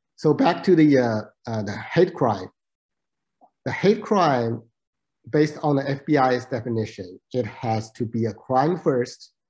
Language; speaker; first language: English; non-native, fluent; Chinese